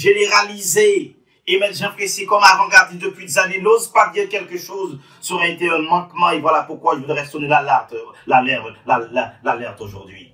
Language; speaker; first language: French; non-native, local second language; Haitian Creole